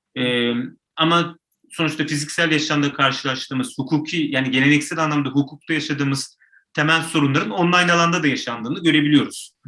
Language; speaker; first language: Turkish; native; Turkish